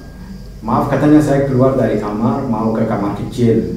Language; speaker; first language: Indonesian; non-native, fluent; Arabic